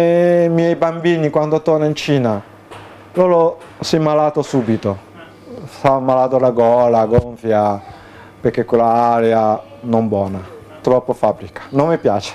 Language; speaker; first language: Italian; non-native, learner; Chinese